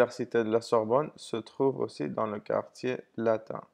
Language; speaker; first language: French; non-native, fluent; English